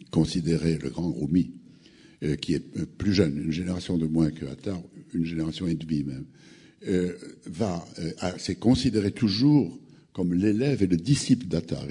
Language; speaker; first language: French; native; French